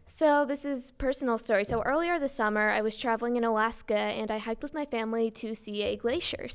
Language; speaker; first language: English; native; English